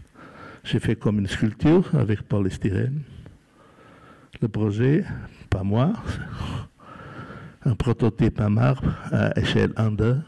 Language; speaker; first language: French; non-native, fluent; Portuguese